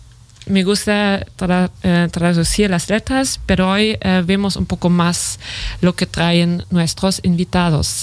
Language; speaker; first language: Spanish; non-native, fluent; German